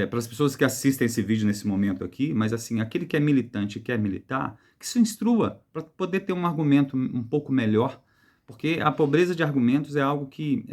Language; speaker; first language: Portuguese; native; Portuguese